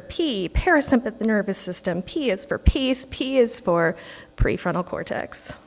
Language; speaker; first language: English; native; English